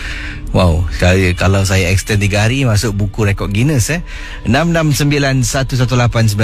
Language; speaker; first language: Malay; native; Malay